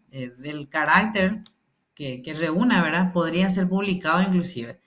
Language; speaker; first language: Spanish; native; Spanish